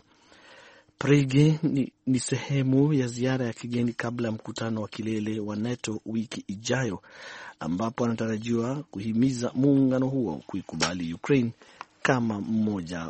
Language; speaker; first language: Swahili; non-native, local second language; Kikuyu